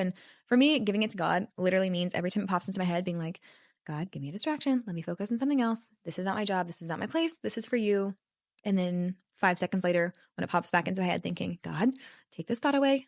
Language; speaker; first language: English; native; English